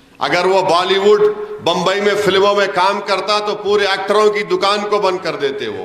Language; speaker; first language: Urdu; native; Urdu